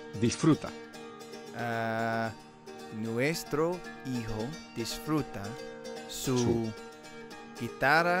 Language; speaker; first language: Spanish; non-native, learner; English